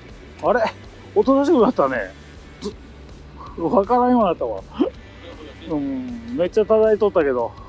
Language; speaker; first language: Japanese; native; Japanese